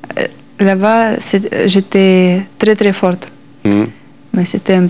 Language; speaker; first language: French; non-native, learner; Russian